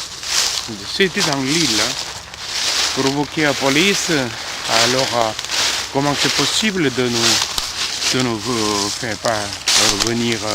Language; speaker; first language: French; non-native, fluent; Korean